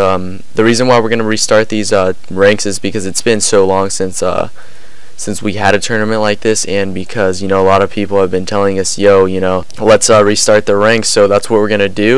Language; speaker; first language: English; native; English